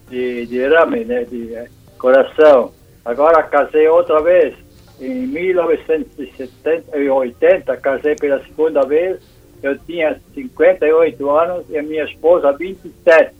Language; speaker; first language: Portuguese; non-native, local second language; German